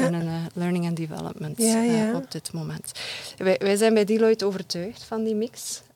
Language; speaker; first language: Dutch; native; Dutch